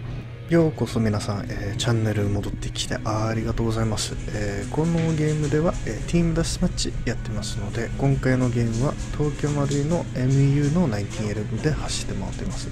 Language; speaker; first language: Japanese; non-native, learner; English